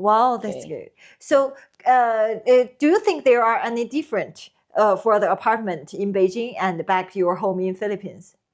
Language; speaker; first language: English; non-native, learner; Chinese